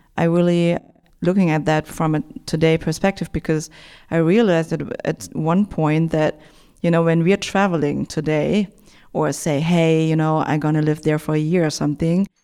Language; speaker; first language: English; non-native, fluent; German